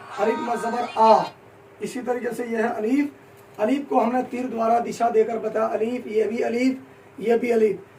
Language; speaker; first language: Hindi; native; Hindi